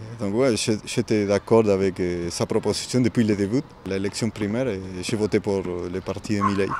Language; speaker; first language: French; non-native, fluent; Spanish